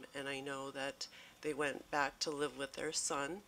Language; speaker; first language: English; native; English